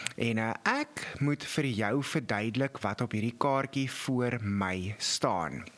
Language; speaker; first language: Afrikaans; native; Afrikaans